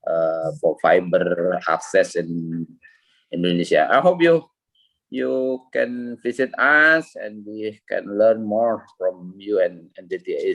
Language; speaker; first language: English; non-native, learner; Indonesian